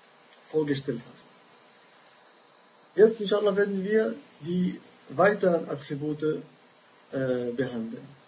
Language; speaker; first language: German; non-native, fluent; Arabic